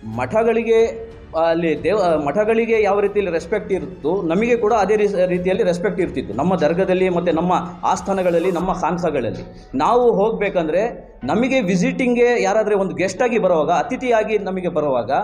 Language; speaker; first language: Kannada; non-native, local second language; Urdu